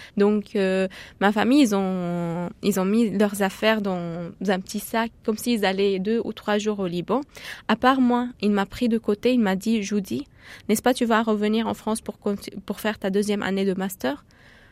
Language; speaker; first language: French; non-native, fluent; Arabic